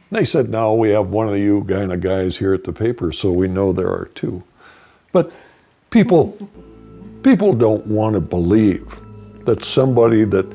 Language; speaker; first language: English; native; English